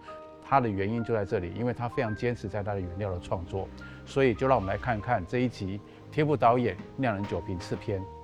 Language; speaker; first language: Chinese; native; Chinese